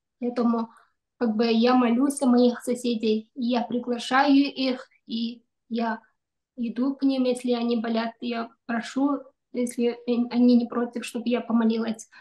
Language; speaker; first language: Russian; non-native, local second language; Kyrgyz